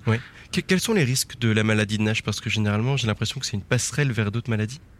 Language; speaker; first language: French; native; French